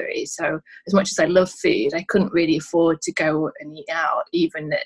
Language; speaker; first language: English; native; English